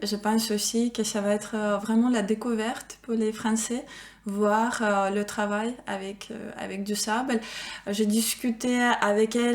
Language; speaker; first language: French; non-native, fluent; Ukrainian